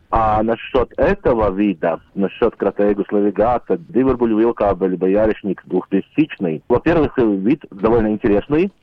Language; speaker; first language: Russian; non-native, local second language; Latvian